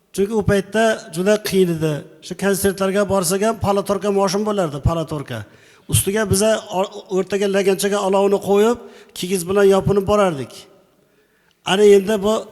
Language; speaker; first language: Uzbek; native; Uzbek